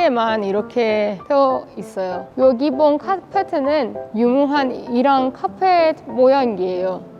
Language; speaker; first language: Korean; non-native, fluent; Persian